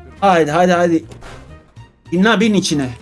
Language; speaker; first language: Turkish; native; Turkish